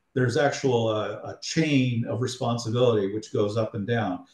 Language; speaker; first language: English; native; English